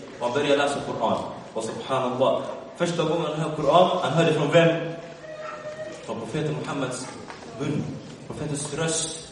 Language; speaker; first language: Swedish; early bilingual, other home language; Arabic